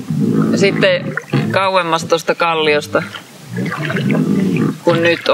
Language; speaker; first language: Finnish; native; Finnish